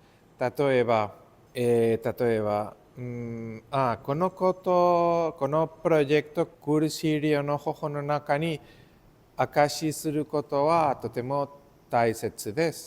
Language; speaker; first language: Japanese; non-native, learner; Spanish